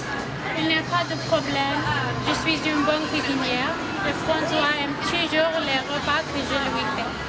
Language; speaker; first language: French; non-native, learner; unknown